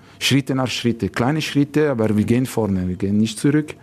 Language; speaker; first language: German; non-native, learner; French